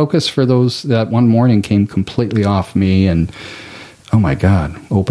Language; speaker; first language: English; native; English